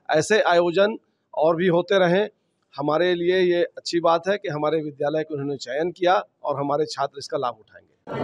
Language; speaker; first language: Hindi; native; Hindi